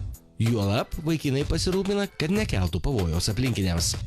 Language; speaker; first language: Lithuanian; native; Lithuanian